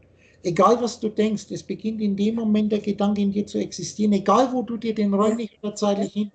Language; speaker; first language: German; native; German